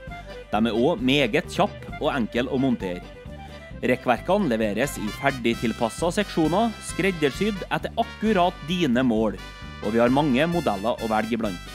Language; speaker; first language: Norwegian; native; Norwegian